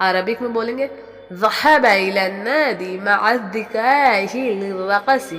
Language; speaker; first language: Arabic; non-native, fluent; Urdu